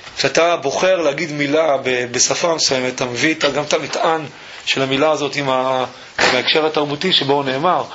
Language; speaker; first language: Hebrew; early bilingual, other home language; English